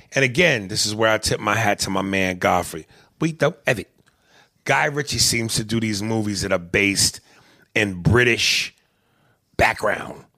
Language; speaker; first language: English; native; English